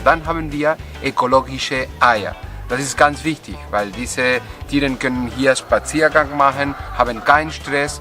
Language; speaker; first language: German; non-native, fluent; Spanish